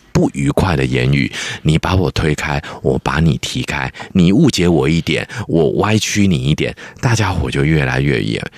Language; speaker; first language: Chinese; native; Chinese